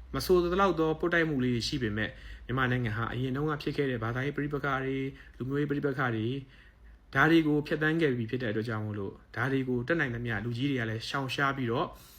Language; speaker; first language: Burmese; native; Burmese